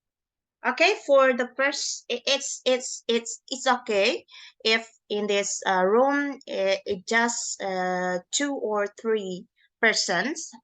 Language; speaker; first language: English; non-native, learner; Indonesian